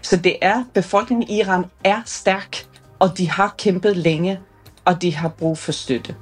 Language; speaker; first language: Danish; non-native, fluent; Persian